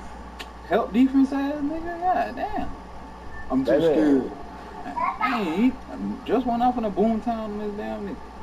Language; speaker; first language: English; native; English